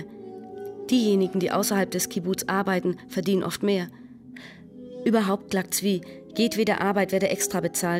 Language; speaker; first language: German; native; German